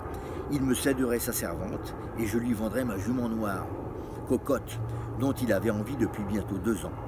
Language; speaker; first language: French; native; French